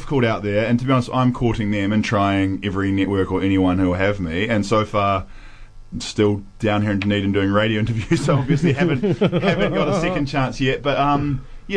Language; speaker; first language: English; native; English